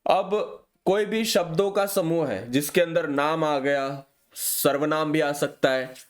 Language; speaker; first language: Hindi; non-native, local second language; Marathi